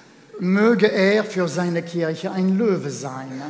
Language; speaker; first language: German; non-native, fluent; French